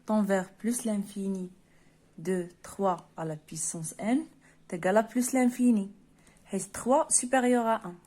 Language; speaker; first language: French; non-native, local second language; Arabic